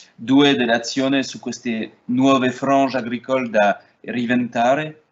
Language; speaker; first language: Italian; non-native, fluent; French